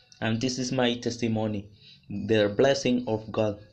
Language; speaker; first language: English; non-native, learner; Spanish